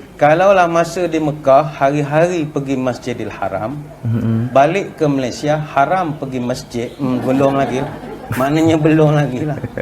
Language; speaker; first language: Malay; native; Malay